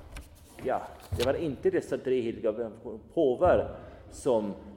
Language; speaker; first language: Swedish; non-native, fluent; German